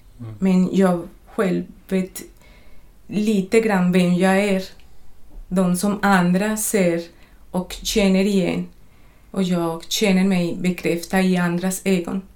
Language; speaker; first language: Swedish; non-native, fluent; Spanish